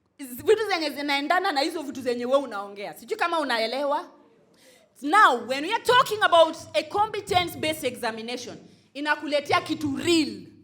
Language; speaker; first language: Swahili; non-native, local second language; Luo (Kenya and Tanzania)